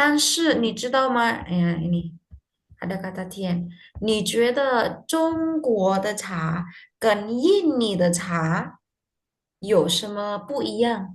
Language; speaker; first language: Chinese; non-native, fluent; Indonesian